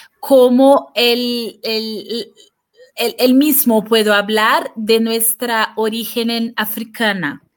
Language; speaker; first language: Spanish; non-native, fluent; Portuguese